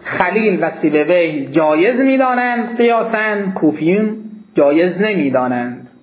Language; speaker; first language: Persian; native; Persian